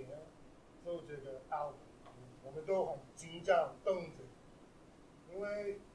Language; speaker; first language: Chinese; non-native, learner; English